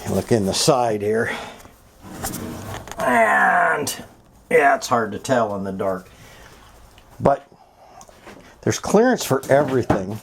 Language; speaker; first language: English; native; English